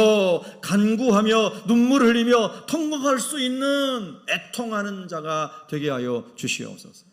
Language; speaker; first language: Korean; native; Korean